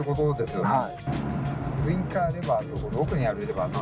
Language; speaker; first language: Japanese; native; Japanese